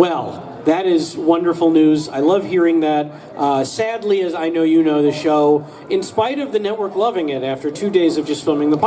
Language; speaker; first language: English; native; English